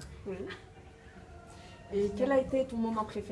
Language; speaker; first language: French; native; French